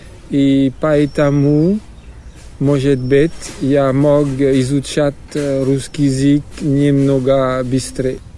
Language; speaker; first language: Russian; non-native, learner; French